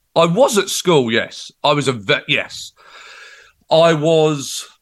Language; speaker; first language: English; native; English